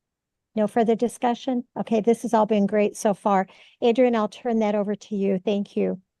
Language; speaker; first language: English; native; English